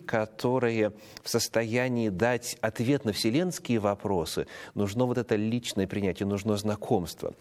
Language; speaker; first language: Russian; native; Russian